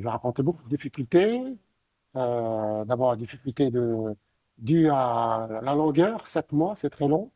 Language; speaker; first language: French; non-native, local second language; Arabic